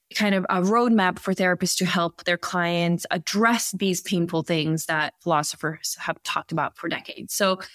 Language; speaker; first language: English; early bilingual, other home language; Bosnian